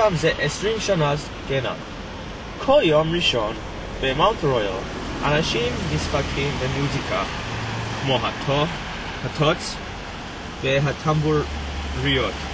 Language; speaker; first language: Hebrew; non-native, learner; English